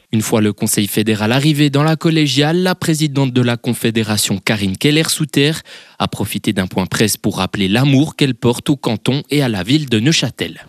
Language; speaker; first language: French; native; French